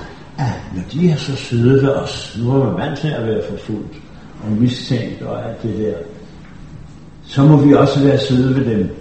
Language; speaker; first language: Danish; native; Danish